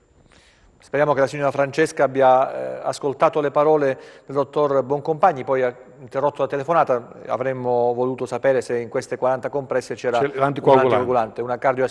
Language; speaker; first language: Italian; native; Italian